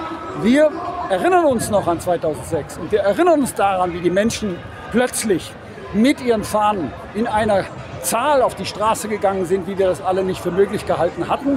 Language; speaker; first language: German; native; German